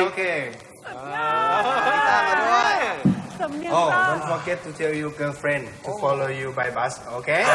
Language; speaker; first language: English; non-native, learner; Thai